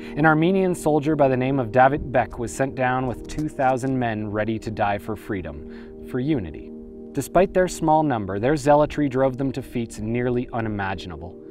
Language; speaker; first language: English; native; English